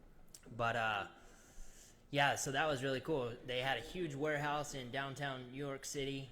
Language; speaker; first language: English; native; English